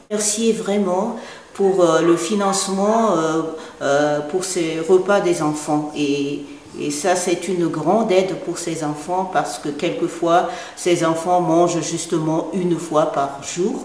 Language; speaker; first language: French; non-native, local second language; Malagasy